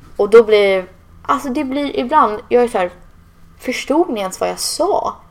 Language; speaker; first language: Swedish; early bilingual, heritage; Swedish